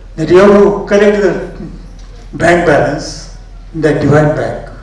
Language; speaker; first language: English; non-native, local second language; Marathi